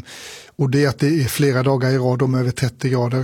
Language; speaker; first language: Swedish; native; Swedish